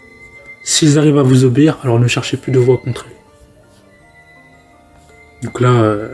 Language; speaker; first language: French; native; French